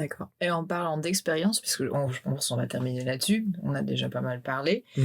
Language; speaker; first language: French; native; French